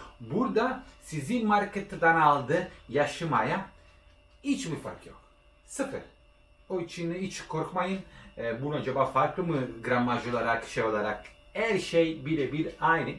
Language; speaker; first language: Turkish; non-native, learner; Italian